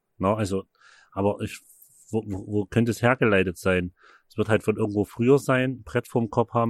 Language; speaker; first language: German; native; German